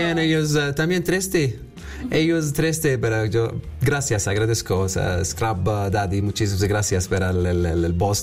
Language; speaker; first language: Spanish; non-native, learner; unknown